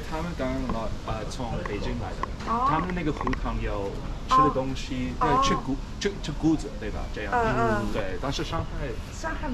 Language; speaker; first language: Chinese; non-native, fluent; English